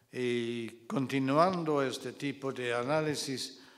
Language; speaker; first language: Spanish; non-native, fluent; Swedish